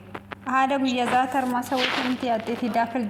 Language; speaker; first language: Arabic; non-native, learner; Amharic